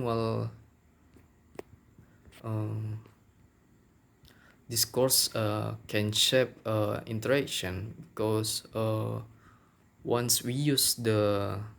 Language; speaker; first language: English; non-native, local second language; Minangkabau